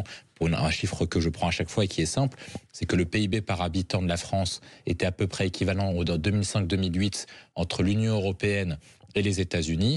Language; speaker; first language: French; native; French